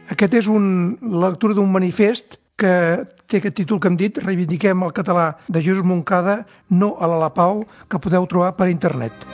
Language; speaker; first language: Catalan; native; Catalan